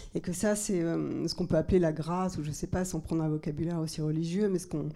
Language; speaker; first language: French; native; French